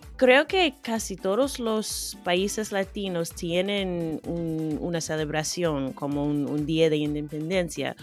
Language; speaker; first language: Spanish; non-native, fluent; English